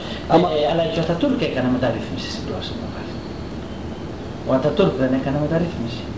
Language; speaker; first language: Greek; native; Greek